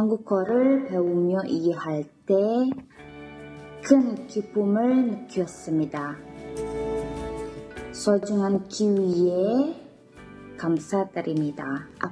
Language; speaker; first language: Korean; non-native, learner; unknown